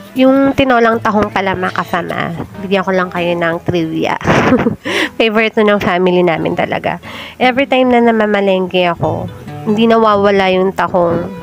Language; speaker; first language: Filipino; non-native, local second language; Aklanon